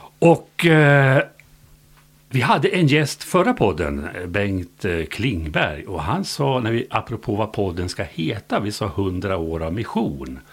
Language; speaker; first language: Swedish; native; Swedish